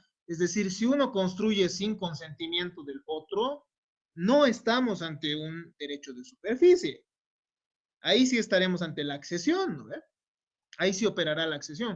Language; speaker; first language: Spanish; native; Spanish